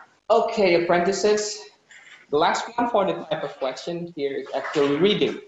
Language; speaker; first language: English; non-native, fluent; Indonesian